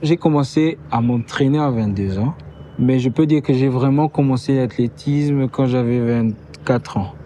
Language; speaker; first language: French; early bilingual, heritage; Lingala